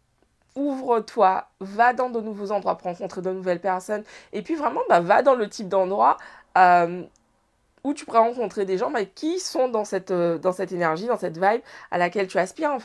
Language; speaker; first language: French; native; French